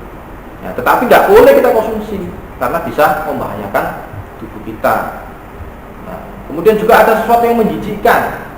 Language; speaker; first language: Indonesian; non-native, local second language; Javanese